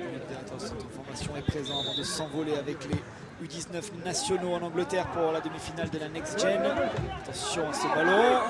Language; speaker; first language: French; native; French